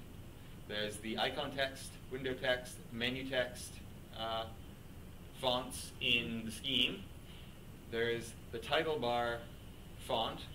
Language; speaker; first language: English; native; English